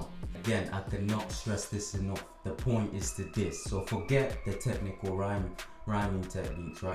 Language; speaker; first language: English; native; English